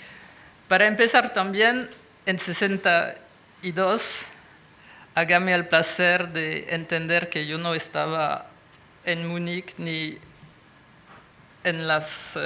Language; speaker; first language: Spanish; non-native, fluent; French